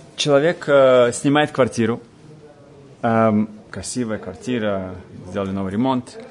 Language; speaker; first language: Russian; early bilingual, heritage; Russian